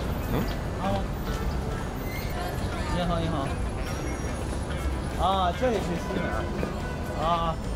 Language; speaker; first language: Chinese; non-native, fluent; Japanese